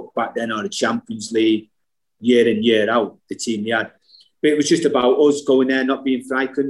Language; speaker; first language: English; native; English